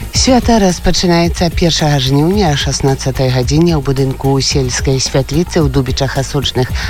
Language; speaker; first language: Belarusian; native; Belarusian